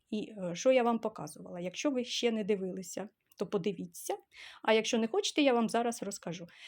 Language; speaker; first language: Ukrainian; non-native, local second language; Russian